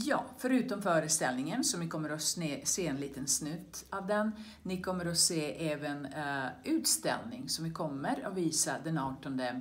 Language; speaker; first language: Swedish; non-native, fluent; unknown